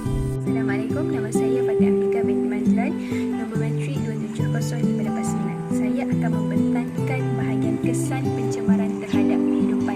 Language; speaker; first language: Malay; native; Malay